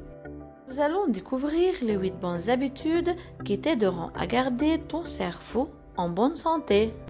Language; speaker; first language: French; non-native, fluent; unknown